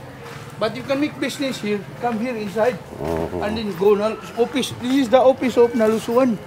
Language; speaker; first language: English; non-native, learner; Cebuano